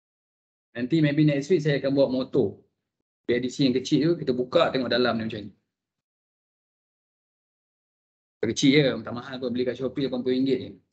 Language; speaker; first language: Malay; native; Malay